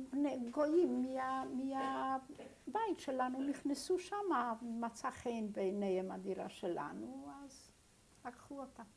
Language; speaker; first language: Hebrew; non-native, fluent; Yiddish